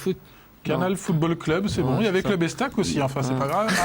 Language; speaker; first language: French; native; French